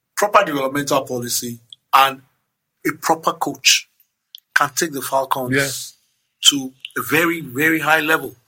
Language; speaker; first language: English; non-native, local second language; Yoruba